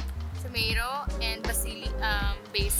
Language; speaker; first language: English; non-native, local second language; Filipino